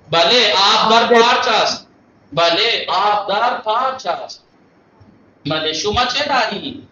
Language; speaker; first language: Persian; non-native, fluent; Urdu